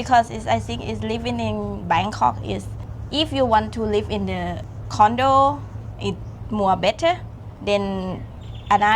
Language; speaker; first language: English; non-native, learner; Thai